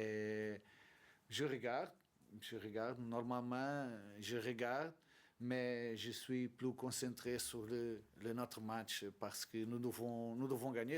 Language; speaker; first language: French; non-native, learner; Portuguese